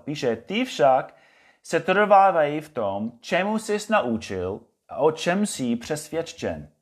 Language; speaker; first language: Czech; non-native, fluent; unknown